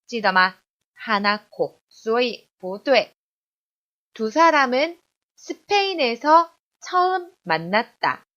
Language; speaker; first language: Korean; non-native, fluent; Chinese